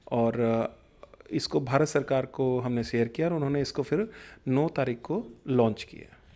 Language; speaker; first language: Hindi; non-native, local second language; Punjabi